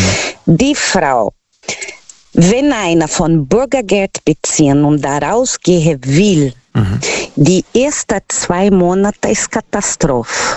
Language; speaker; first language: German; non-native, learner; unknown